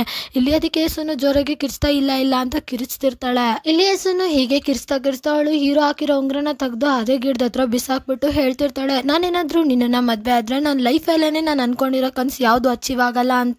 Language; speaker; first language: Kannada; native; Kannada